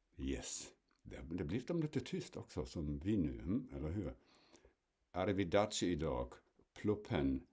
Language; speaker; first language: Swedish; non-native, fluent; German